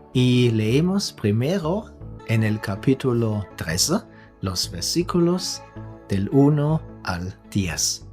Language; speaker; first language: Spanish; non-native, fluent; German